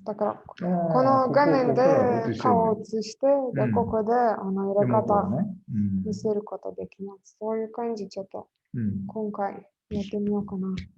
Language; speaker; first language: Japanese; non-native, fluent; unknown